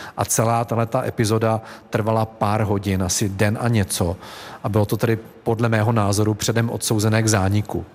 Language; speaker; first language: Czech; native; Czech